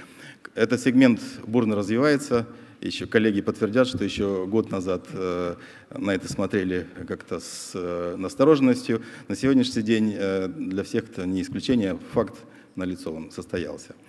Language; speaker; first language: Russian; native; Russian